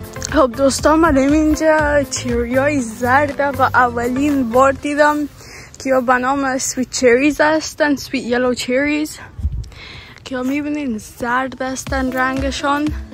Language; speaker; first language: Persian; early bilingual, heritage; Persian